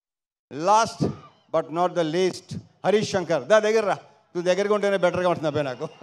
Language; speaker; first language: Telugu; native; Telugu